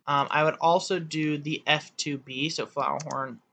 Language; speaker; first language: English; native; English